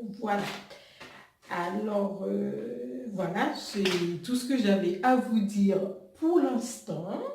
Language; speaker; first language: French; non-native, local second language; Haitian Creole